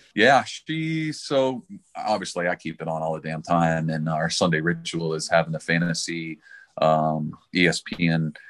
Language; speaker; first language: English; native; English